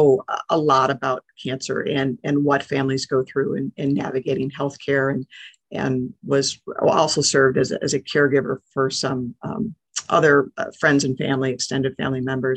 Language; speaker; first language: English; native; English